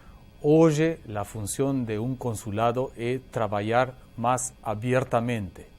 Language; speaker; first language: Portuguese; non-native, learner; Spanish